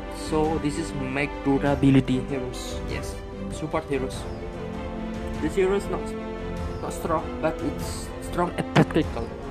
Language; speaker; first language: English; non-native, learner; Indonesian